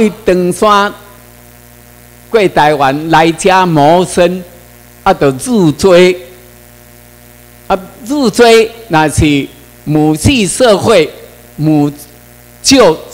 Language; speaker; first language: Chinese; non-native, local second language; Min Nan Chinese